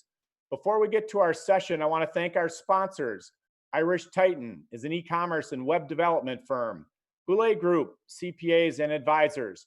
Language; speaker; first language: English; native; English